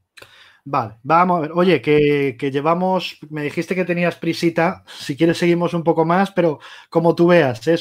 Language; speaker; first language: Spanish; native; Spanish